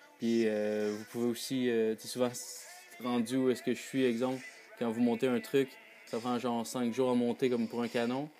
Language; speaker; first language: French; native; French